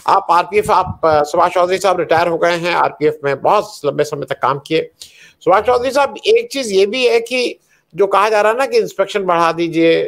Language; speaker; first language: Hindi; native; Hindi